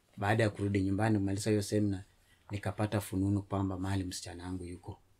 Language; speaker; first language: Swahili; non-native, local second language; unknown